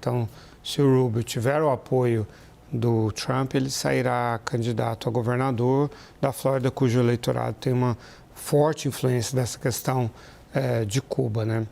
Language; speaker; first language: Portuguese; native; Portuguese